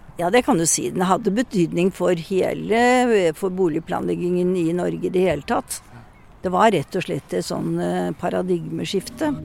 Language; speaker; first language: Norwegian; native; Norwegian